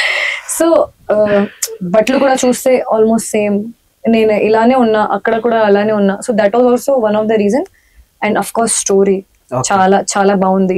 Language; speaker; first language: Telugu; non-native, learner; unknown